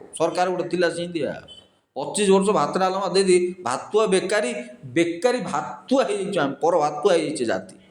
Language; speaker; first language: Odia; native; Odia